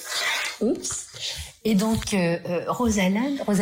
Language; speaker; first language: French; native; French